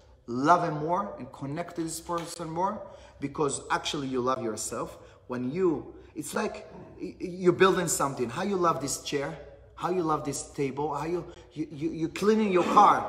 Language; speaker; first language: English; non-native, fluent; Hebrew